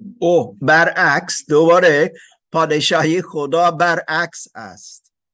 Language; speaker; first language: Persian; non-native, learner; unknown